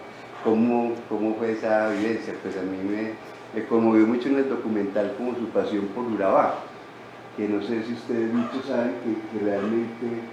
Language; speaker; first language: Spanish; native; Spanish